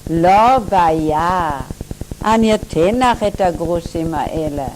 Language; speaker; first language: Hebrew; non-native, fluent; German